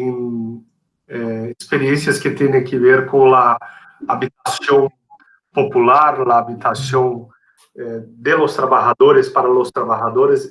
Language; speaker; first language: Spanish; non-native, fluent; Portuguese